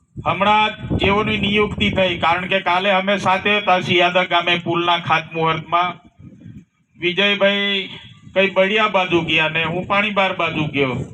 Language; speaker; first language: Gujarati; non-native, local second language; Rathawi